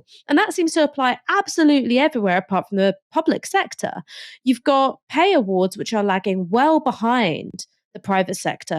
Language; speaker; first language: English; native; English